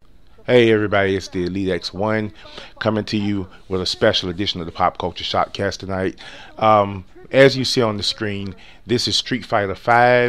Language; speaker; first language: English; native; English